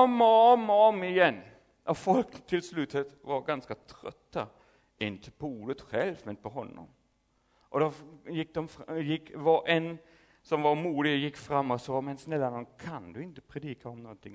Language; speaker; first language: Swedish; non-native, fluent; German